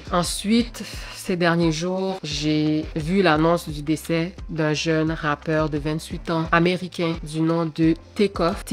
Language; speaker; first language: French; early bilingual, other home language; Haitian Creole